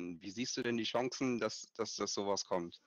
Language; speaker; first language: German; native; German